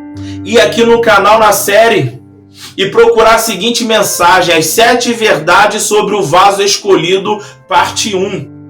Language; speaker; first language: Portuguese; native; Portuguese